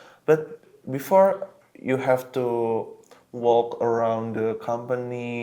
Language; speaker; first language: English; non-native, local second language; Indonesian